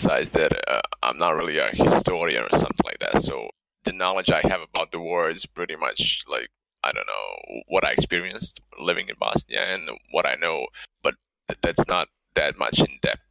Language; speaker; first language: English; non-native, fluent; Bosnian